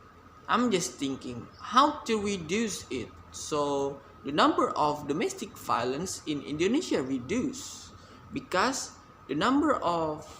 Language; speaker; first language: English; non-native, learner; Indonesian